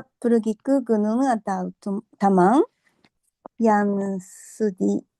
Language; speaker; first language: Indonesian; non-native, learner; Japanese